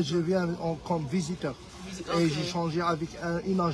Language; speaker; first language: French; non-native, learner; Arabic